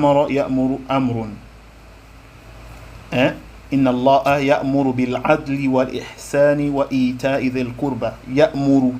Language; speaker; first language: Arabic; non-native, fluent; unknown